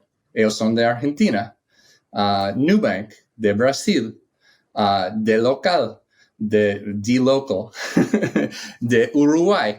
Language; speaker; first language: Spanish; non-native, fluent; English